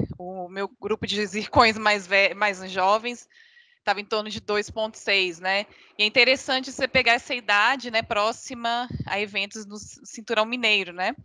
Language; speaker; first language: Portuguese; native; Portuguese